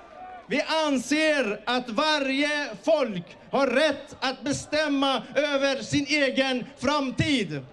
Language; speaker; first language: Swedish; early bilingual, other home language; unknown